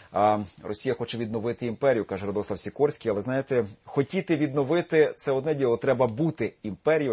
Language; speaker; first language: Ukrainian; native; Ukrainian